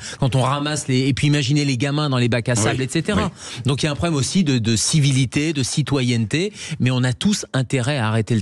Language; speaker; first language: French; native; French